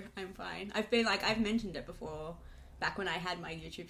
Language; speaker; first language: English; non-native, local second language; Spanish